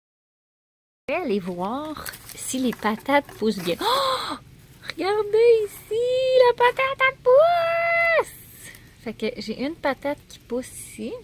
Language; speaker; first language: French; native; French